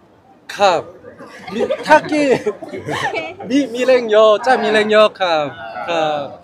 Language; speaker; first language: Thai; non-native, learner; Korean